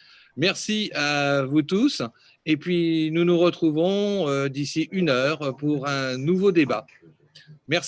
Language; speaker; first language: French; native; French